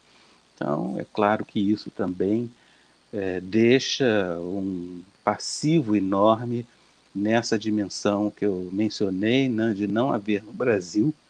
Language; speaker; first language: Portuguese; native; Portuguese